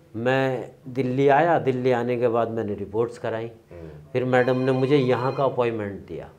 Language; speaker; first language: Hindi; native; Hindi